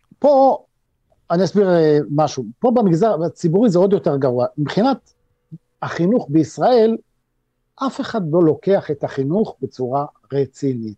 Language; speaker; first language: Hebrew; native; Hebrew